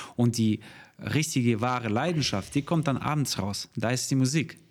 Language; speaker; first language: German; non-native, fluent; Russian